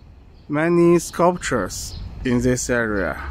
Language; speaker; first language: English; non-native, learner; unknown